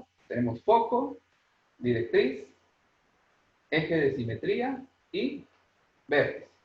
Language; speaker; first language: Spanish; native; Spanish